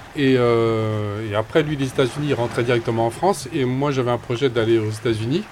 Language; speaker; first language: French; native; French